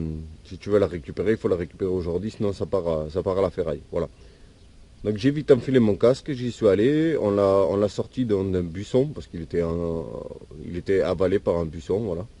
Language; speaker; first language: French; native; French